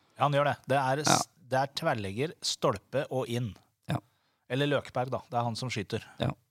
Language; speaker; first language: Norwegian; native; Norwegian